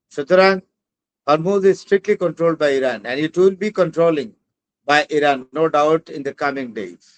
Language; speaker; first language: English; non-native, local second language; Bangla